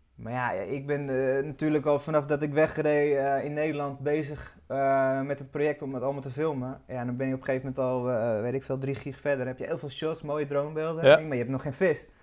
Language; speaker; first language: Dutch; native; Dutch